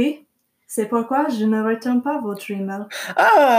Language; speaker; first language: French; non-native, learner; English